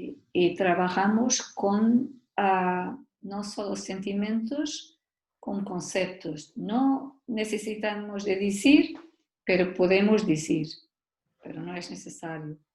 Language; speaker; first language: Spanish; non-native, learner; Portuguese